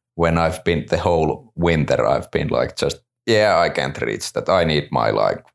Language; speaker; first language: English; non-native, fluent; Finnish